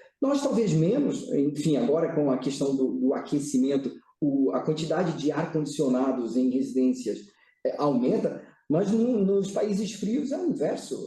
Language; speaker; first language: Portuguese; early bilingual, other home language; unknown